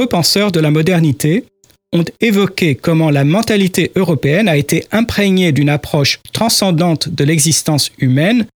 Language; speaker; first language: French; native; French